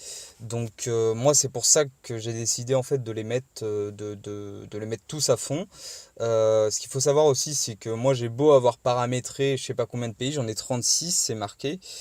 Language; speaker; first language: French; native; French